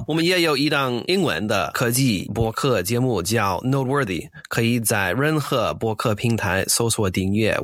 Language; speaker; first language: Chinese; non-native, fluent; English